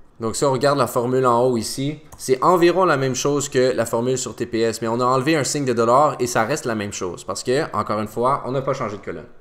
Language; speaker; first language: French; native; French